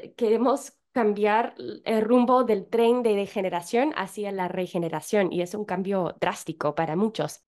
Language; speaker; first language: Spanish; non-native, fluent; English